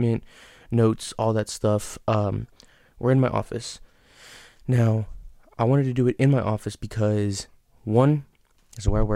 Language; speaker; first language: English; native; English